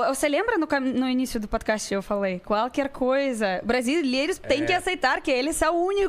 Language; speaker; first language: Portuguese; non-native, learner; Russian